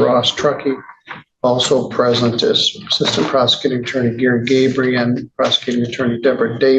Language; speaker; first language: English; native; English